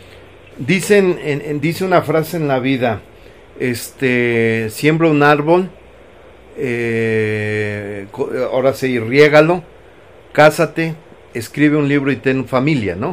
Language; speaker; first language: Spanish; native; Spanish